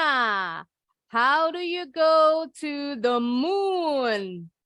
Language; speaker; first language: English; non-native, fluent; Indonesian